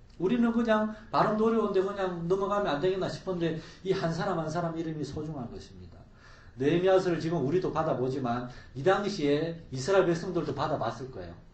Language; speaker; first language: Korean; native; Korean